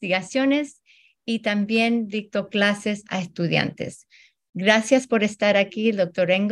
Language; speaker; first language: Spanish; early bilingual, heritage; Spanish